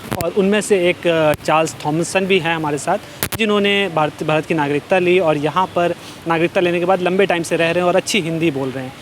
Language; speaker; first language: Hindi; native; Hindi